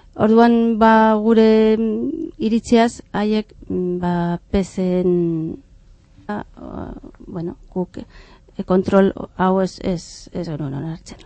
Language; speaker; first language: Basque; non-native, fluent; Catalan